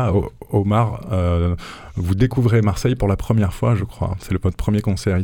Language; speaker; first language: French; native; French